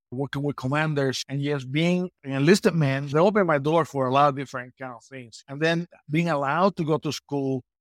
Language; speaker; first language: English; non-native, fluent; Spanish